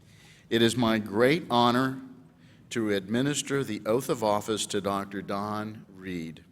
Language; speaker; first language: English; native; English